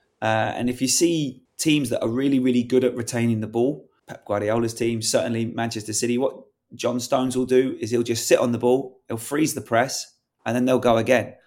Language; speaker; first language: English; native; English